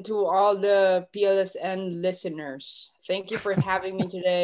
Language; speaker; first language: English; non-native, local second language; Filipino